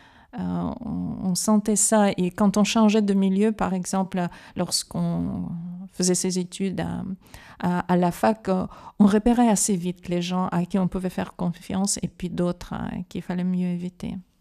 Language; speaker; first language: French; non-native, fluent; Russian